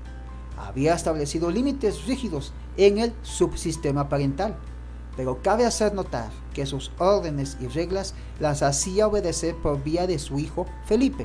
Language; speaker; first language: Spanish; native; Spanish